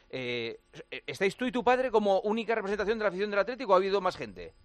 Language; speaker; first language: Spanish; native; Spanish